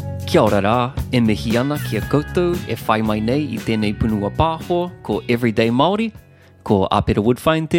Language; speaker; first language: Māori; non-native, local second language; English